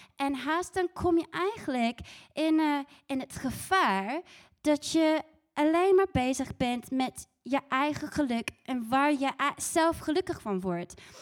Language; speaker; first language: Dutch; non-native, fluent; English